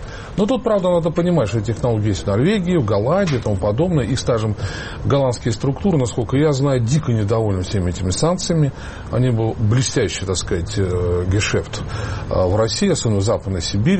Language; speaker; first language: Russian; native; Russian